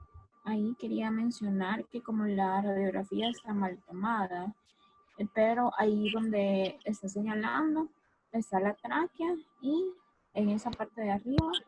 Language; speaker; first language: Spanish; native; Spanish